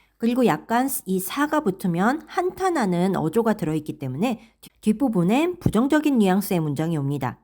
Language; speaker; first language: Korean; native; Korean